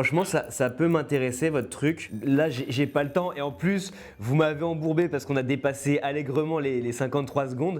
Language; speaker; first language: French; native; French